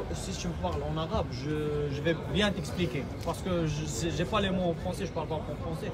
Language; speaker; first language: French; non-native, learner; Arabic